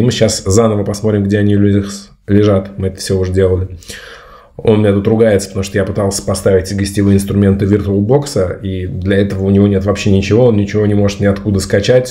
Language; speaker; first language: Russian; native; Russian